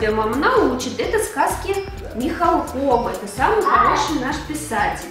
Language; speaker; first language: Russian; native; Russian